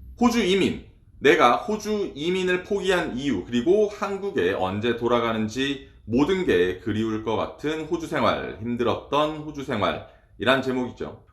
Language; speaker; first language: Korean; native; Korean